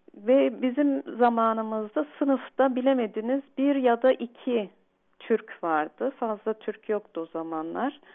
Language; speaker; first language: Turkish; early bilingual, heritage; Turkish